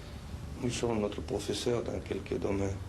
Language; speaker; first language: French; non-native, fluent; Spanish